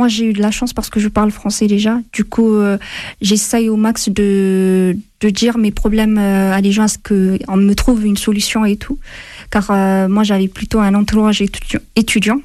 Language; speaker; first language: French; non-native, fluent; Amharic